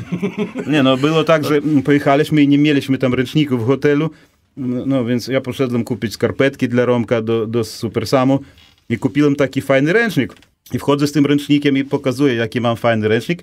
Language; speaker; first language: Polish; native; Polish